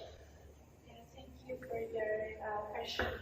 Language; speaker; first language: English; non-native, learner; Vietnamese